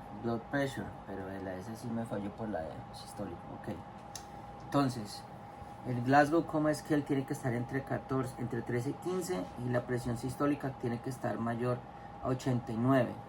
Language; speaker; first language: Spanish; native; Spanish